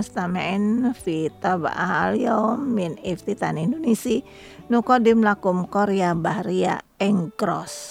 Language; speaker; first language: Arabic; non-native, fluent; Indonesian